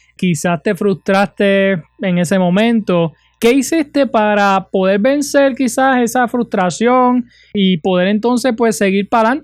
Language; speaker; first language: Spanish; native; Spanish